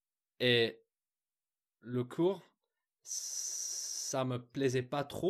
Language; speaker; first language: French; non-native, fluent; English